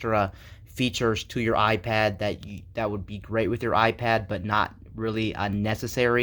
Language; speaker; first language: English; native; English